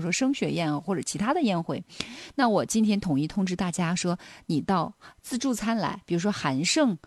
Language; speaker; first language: Chinese; native; Chinese